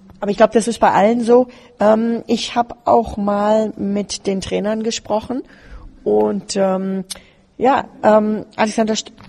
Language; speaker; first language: German; native; German